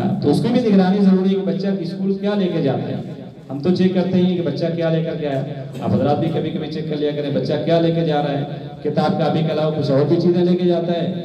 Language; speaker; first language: Urdu; native; Urdu